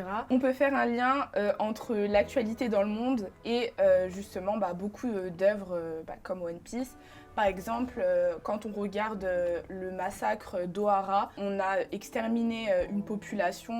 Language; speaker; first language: French; native; French